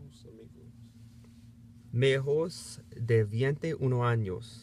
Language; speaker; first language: Spanish; non-native, learner; English